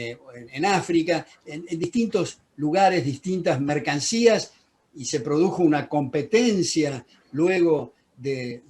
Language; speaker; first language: Spanish; native; Spanish